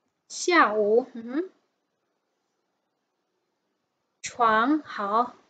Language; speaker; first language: Chinese; non-native, fluent; Indonesian